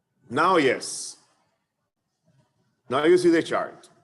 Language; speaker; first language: English; non-native, fluent; Spanish